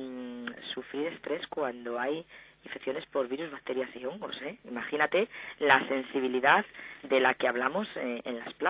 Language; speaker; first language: Spanish; native; Spanish